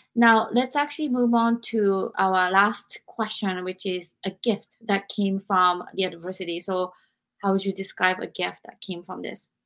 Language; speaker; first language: English; non-native, fluent; Japanese